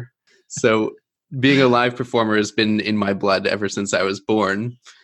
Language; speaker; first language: English; native; English